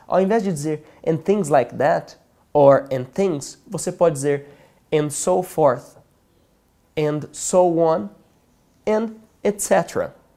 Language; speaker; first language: English; non-native, fluent; Portuguese